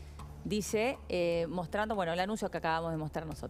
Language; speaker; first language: Spanish; native; Spanish